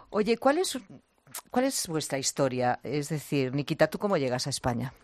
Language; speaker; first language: Spanish; native; Spanish